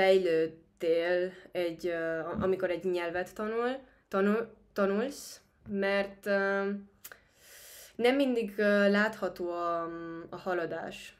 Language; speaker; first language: Hungarian; non-native, fluent; Spanish